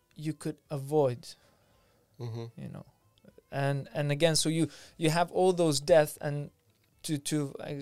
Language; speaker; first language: English; non-native, fluent; Lithuanian